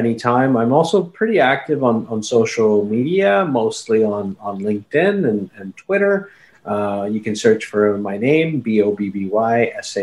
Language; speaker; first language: English; native; English